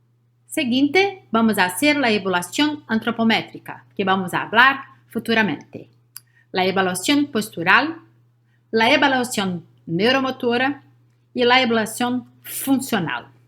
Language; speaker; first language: Spanish; non-native, learner; Portuguese